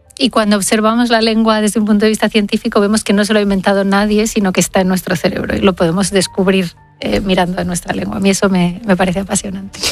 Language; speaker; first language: Spanish; native; Spanish